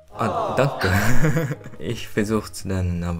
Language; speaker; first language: German; non-native, learner; Japanese